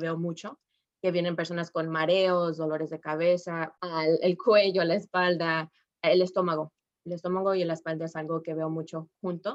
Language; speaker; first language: Spanish; early bilingual, heritage; Spanish